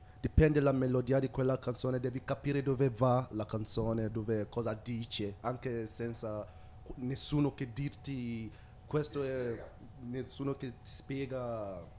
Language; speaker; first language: Italian; non-native, learner; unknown